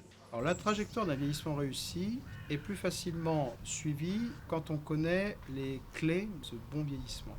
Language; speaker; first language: French; native; French